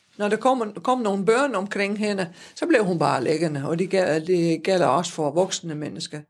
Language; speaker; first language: Danish; non-native, fluent; Dutch